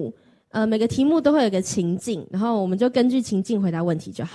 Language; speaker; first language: Chinese; native; Chinese